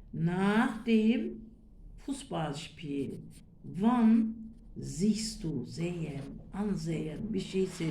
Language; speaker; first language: German; non-native, fluent; Turkish